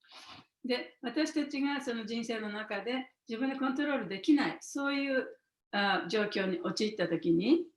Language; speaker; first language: Japanese; native; Japanese